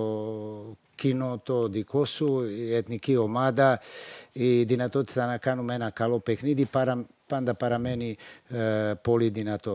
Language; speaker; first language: Greek; non-native, fluent; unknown